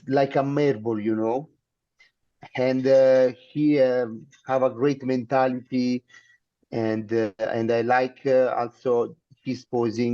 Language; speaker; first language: English; non-native, learner; Italian